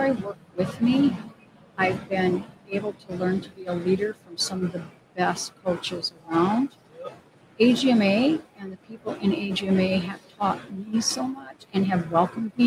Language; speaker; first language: English; native; English